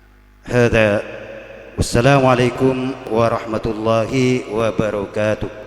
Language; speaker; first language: Arabic; non-native, fluent; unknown